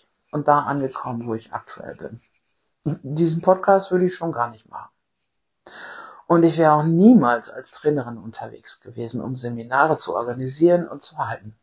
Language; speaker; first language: German; native; German